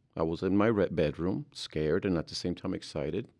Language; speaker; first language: English; early bilingual, other home language; Spanish